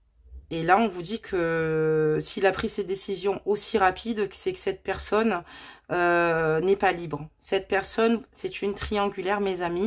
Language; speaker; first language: French; native; French